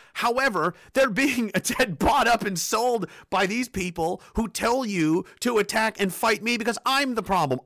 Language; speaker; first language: English; early bilingual, other home language; Danish